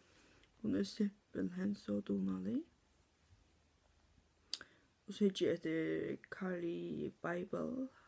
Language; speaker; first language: Norwegian; non-native, learner; Faroese